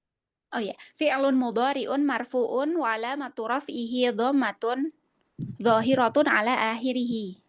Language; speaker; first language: Arabic; non-native, learner; Indonesian